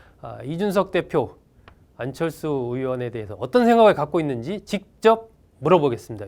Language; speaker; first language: Korean; native; Korean